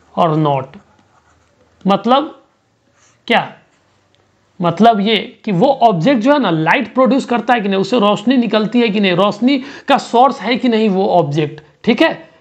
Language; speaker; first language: Hindi; native; Hindi